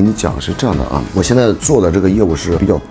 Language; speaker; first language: Chinese; native; Chinese